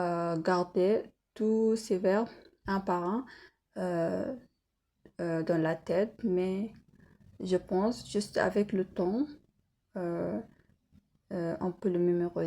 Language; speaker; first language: French; non-native, learner; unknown